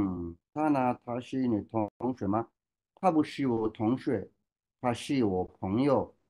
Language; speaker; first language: Chinese; non-native, learner; Swahili